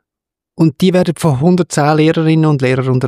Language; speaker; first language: German; native; German